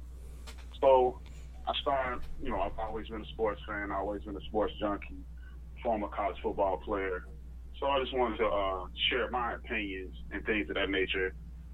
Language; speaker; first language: English; native; English